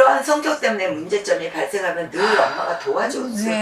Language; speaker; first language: Korean; native; Korean